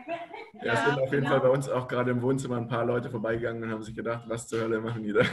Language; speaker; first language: German; native; German